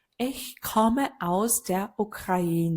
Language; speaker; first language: German; non-native, learner; Ukrainian